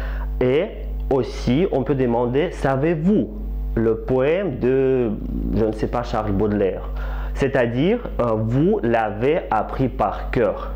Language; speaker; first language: French; non-native, fluent; Russian